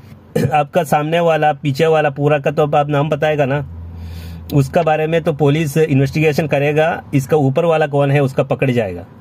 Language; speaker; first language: Hindi; non-native, local second language; Malayalam